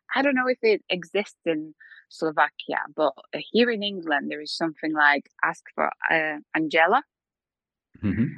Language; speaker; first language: English; non-native, fluent; Polish